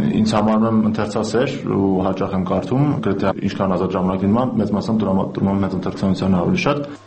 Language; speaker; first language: Armenian; native; Armenian